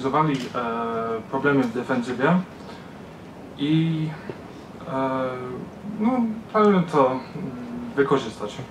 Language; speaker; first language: Polish; early bilingual, heritage; Polish